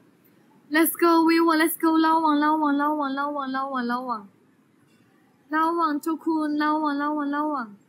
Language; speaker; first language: English; non-native, learner; Chinese